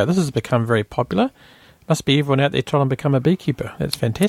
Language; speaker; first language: English; native; English